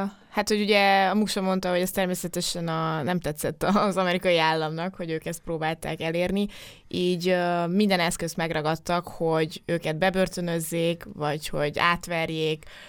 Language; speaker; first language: Hungarian; native; Hungarian